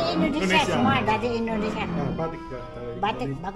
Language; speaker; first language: Indonesian; non-native, local second language; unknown